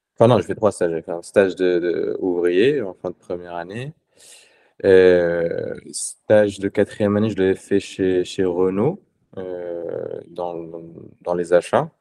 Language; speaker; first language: French; non-native, local second language; Arabic